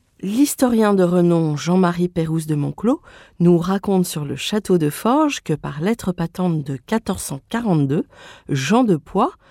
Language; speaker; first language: French; native; French